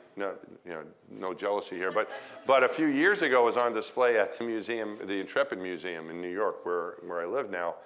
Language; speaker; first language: English; native; English